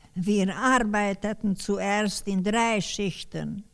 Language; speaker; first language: German; non-native, fluent; Hungarian